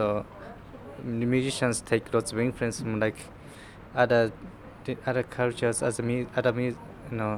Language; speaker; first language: English; non-native, fluent; Japanese